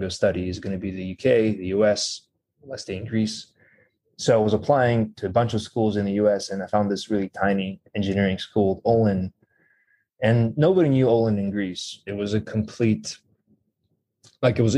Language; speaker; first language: English; non-native, fluent; Greek